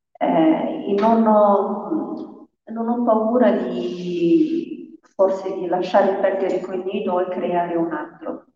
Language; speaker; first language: Italian; non-native, fluent; Arabic